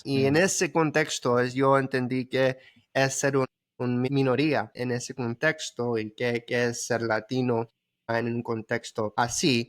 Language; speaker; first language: Spanish; early bilingual, heritage; Spanish